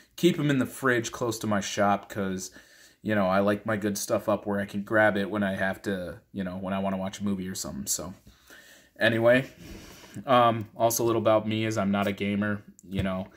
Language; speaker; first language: English; native; English